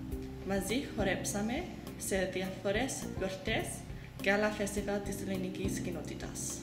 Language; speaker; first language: Greek; early bilingual, heritage; Greek